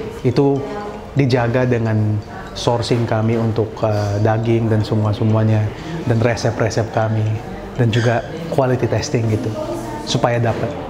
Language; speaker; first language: Indonesian; non-native, fluent; Filipino